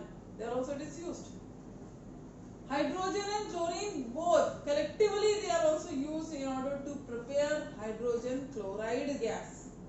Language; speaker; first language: English; non-native, local second language; Hindi